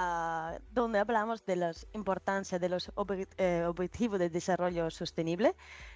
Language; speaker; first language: Spanish; non-native, fluent; Italian